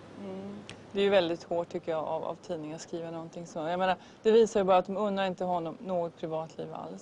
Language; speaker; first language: Swedish; native; Swedish